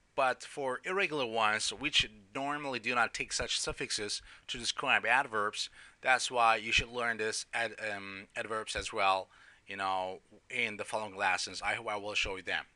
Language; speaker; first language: English; non-native, fluent; Turkish